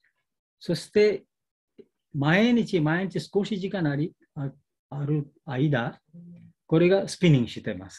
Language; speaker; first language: Japanese; non-native, learner; Bangla